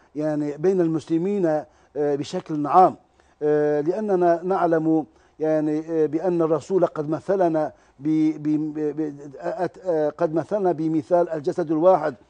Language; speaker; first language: Arabic; non-native, fluent; Turkish